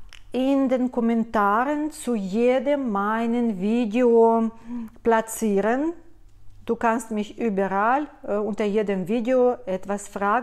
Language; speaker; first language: German; non-native, fluent; Russian